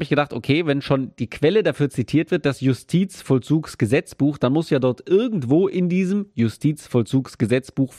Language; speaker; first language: German; native; German